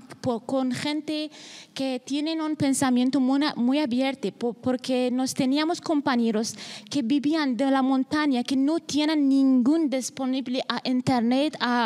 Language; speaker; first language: Spanish; non-native, learner; Persian